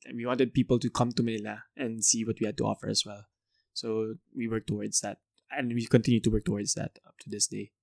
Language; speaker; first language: English; non-native, local second language; Filipino